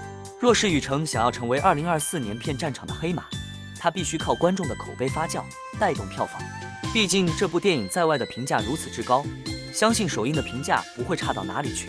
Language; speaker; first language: Chinese; native; Chinese